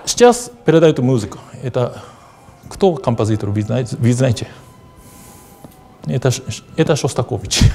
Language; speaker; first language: Russian; non-native, fluent; Japanese